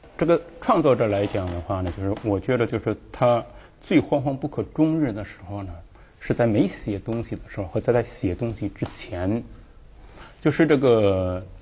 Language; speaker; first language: Chinese; native; Chinese